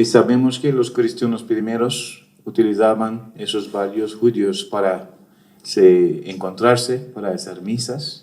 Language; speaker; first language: Spanish; non-native, fluent; Turkish